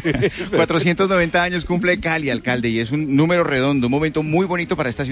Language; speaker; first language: Spanish; native; Spanish